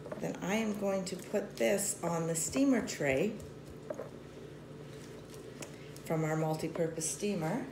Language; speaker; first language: English; native; English